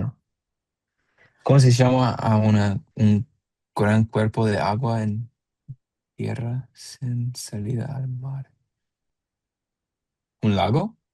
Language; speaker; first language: Spanish; non-native, learner; English